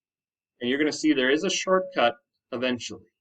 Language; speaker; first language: English; native; English